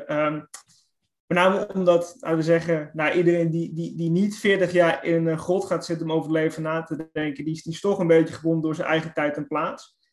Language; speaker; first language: Dutch; native; Dutch